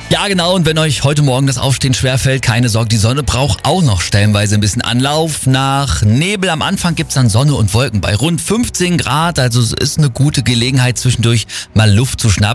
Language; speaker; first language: German; native; German